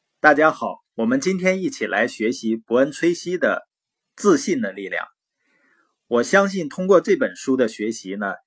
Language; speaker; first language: Chinese; native; Chinese